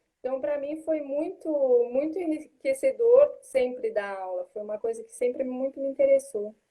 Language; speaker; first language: Portuguese; native; Portuguese